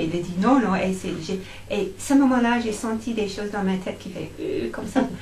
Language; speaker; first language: French; non-native, fluent; English